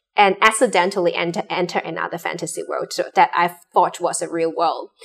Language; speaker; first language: English; non-native, local second language; Cantonese